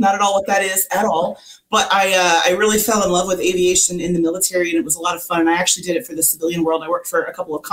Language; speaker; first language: English; native; English